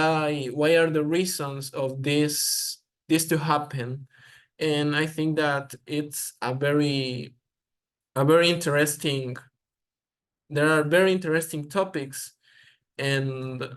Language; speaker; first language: English; non-native, learner; Spanish